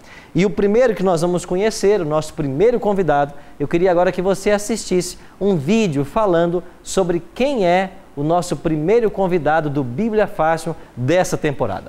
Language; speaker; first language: Portuguese; native; Portuguese